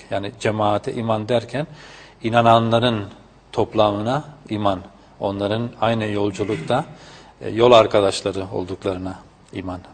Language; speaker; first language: Turkish; non-native, fluent; Spanish